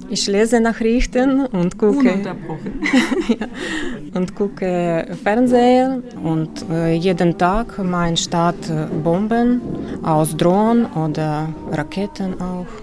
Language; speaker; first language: German; non-native, learner; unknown